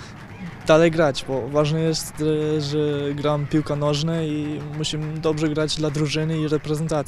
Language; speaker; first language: Polish; early bilingual, heritage; German